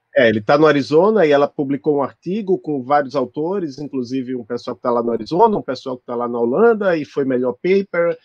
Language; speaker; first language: Portuguese; native; Portuguese